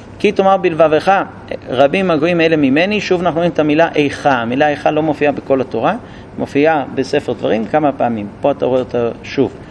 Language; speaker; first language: Hebrew; non-native, fluent; English